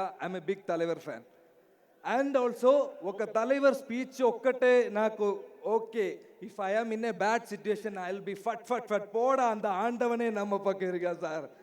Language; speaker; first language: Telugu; non-native, learner; Malayalam